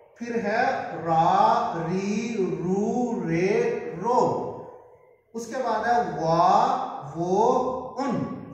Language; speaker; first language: Urdu; non-native, local second language; Punjabi